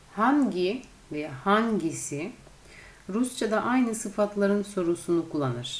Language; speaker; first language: Turkish; non-native, fluent; Russian